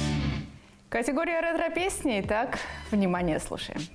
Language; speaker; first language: Russian; native; Russian